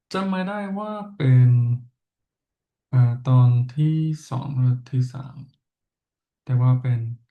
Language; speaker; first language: Thai; non-native, learner; English